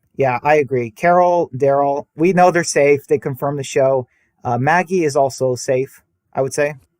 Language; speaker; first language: English; native; English